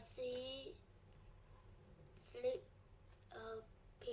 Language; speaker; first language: English; non-native, learner; Vietnamese